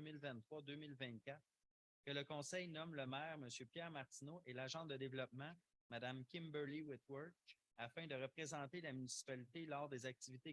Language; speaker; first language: French; native; French